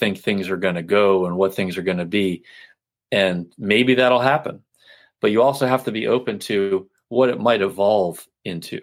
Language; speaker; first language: English; native; English